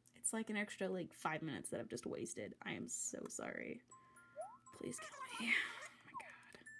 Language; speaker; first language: English; native; English